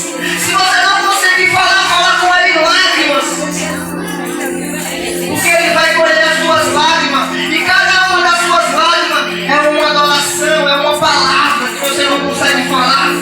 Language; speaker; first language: Portuguese; native; Portuguese